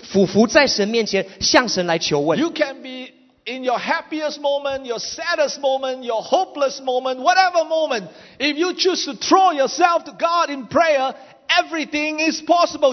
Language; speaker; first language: English; non-native, local second language; Chinese